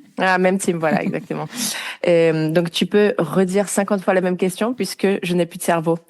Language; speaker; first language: French; non-native, fluent; Polish